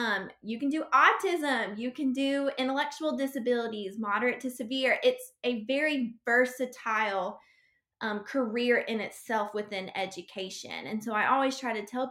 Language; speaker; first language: English; native; English